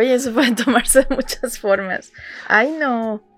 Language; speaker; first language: Spanish; native; Spanish